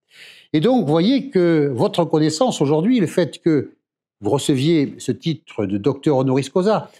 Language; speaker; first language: French; native; French